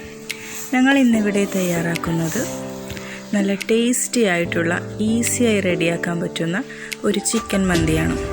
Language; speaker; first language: Malayalam; native; Malayalam